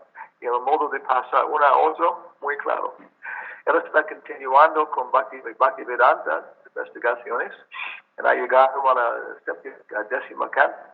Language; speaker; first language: Spanish; non-native, learner; English